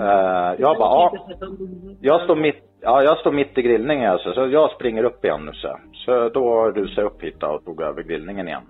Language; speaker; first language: Swedish; native; Swedish